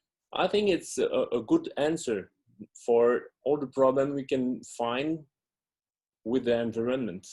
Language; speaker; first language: English; non-native, fluent; French